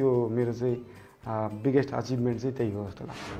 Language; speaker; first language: Nepali; native; Nepali